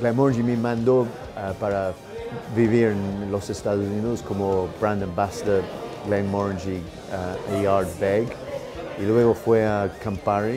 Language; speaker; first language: Spanish; non-native, learner; English